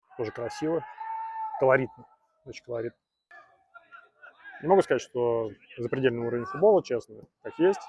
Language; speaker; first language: Russian; native; Russian